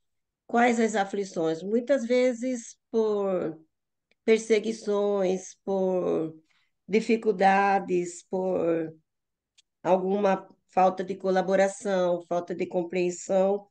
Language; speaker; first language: Portuguese; native; Portuguese